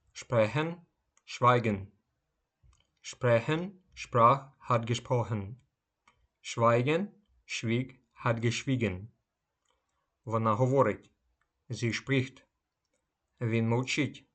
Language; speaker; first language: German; non-native, fluent; Ukrainian